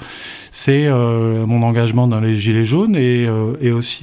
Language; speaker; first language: French; native; French